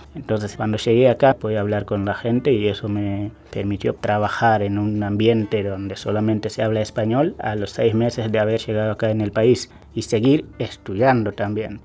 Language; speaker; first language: Spanish; non-native, fluent; Wolof